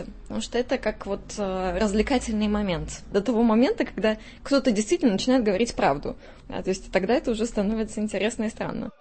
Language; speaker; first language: Russian; native; Russian